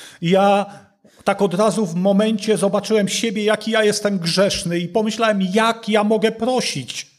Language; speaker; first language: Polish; non-native, learner; Russian